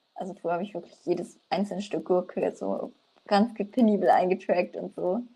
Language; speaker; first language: German; native; German